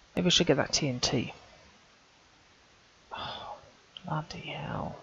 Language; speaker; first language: English; native; English